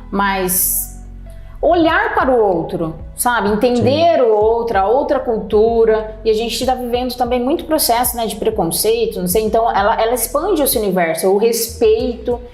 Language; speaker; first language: Portuguese; native; Portuguese